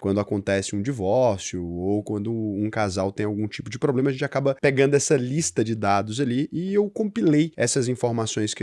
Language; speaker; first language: Portuguese; native; Portuguese